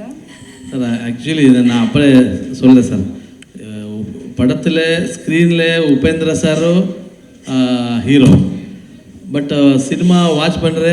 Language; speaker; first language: Tamil; non-native, learner; Kannada